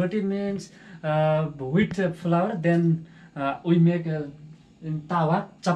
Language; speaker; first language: English; non-native, learner; Nepali